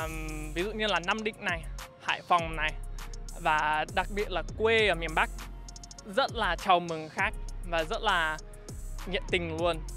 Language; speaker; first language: Vietnamese; non-native, fluent; English